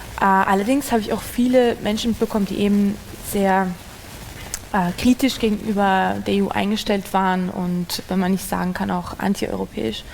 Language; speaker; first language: German; native; German